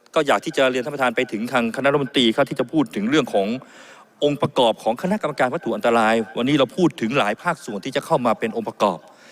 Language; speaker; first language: Thai; native; Thai